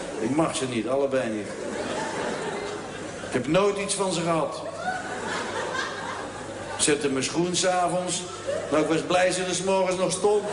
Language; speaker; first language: Dutch; native; Dutch